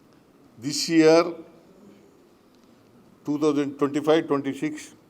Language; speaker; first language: English; non-native, local second language; Kannada